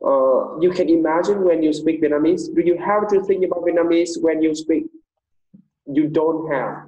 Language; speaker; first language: English; non-native, fluent; Vietnamese